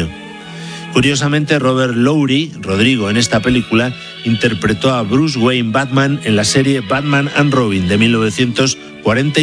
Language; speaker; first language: Spanish; native; Spanish